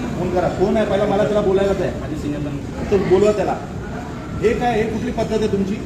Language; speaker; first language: Marathi; non-native, local second language; Gujarati